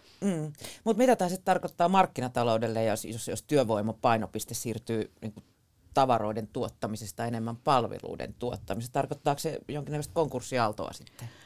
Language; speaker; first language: Finnish; native; Finnish